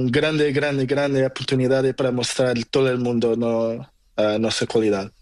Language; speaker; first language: Spanish; non-native, learner; Portuguese